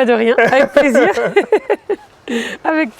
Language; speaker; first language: French; native; French